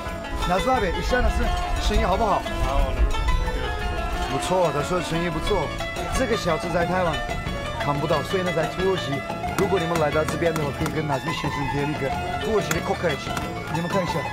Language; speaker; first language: Chinese; non-native, fluent; Turkish